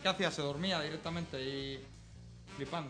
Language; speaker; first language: Spanish; native; Spanish